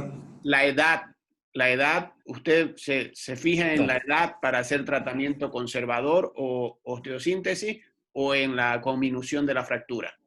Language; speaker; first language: Spanish; native; Spanish